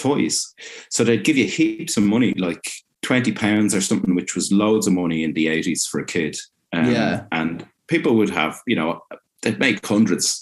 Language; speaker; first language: English; native; English